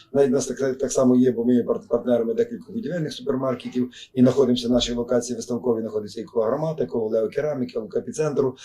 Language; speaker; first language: Ukrainian; native; Ukrainian